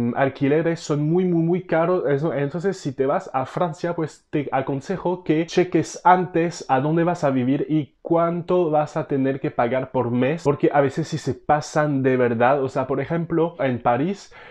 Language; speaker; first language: Spanish; non-native, fluent; French